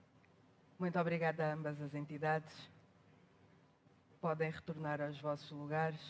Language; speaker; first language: Portuguese; native; Portuguese